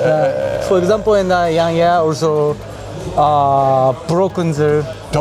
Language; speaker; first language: English; non-native, learner; Japanese